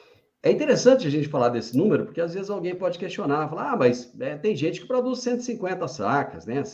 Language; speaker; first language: Portuguese; native; Portuguese